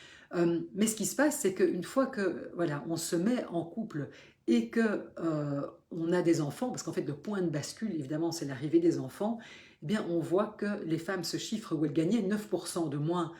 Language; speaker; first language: French; native; French